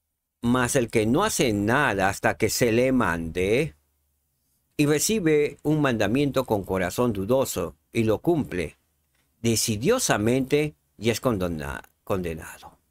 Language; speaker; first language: Spanish; native; Spanish